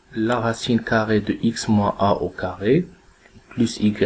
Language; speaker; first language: French; non-native, local second language; Arabic